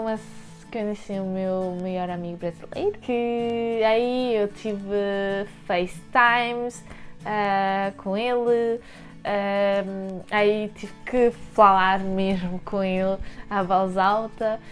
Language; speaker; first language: Portuguese; early bilingual, heritage; French